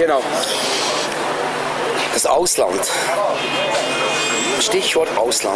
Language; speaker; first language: German; native; German